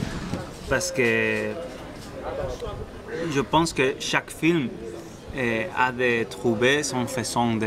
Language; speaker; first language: French; non-native, fluent; Spanish